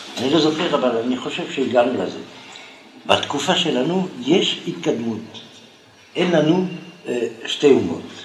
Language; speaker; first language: Hebrew; non-native, fluent; French